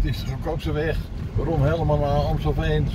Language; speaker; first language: Dutch; native; Dutch